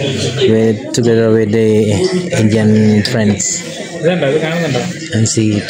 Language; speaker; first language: English; non-native, local second language; Filipino